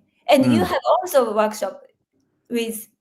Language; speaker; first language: English; non-native, learner; Japanese